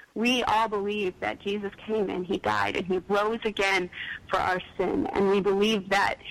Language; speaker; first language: English; native; English